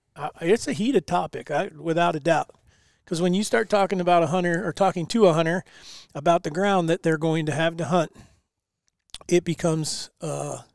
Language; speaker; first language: English; native; English